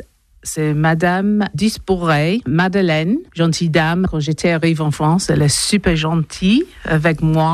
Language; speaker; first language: French; non-native, learner; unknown